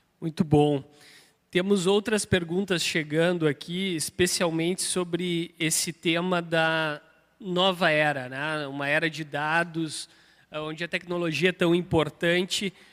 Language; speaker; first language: Portuguese; native; Portuguese